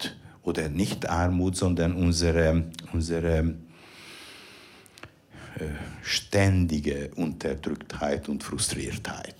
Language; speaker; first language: German; non-native, fluent; Hungarian